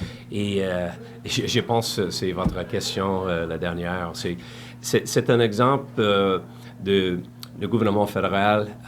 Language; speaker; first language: French; non-native, learner; English